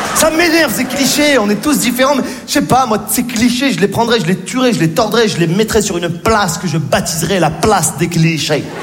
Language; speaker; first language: French; native; French